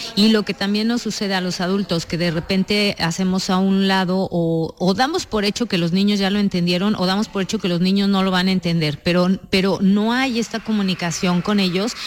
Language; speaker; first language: Spanish; native; Spanish